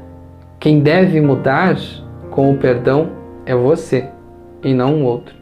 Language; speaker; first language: Portuguese; native; Portuguese